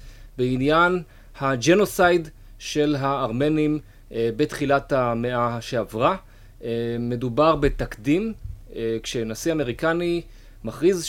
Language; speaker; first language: Hebrew; native; Hebrew